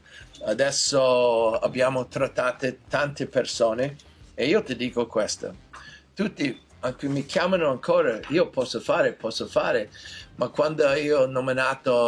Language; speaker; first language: Italian; non-native, learner; English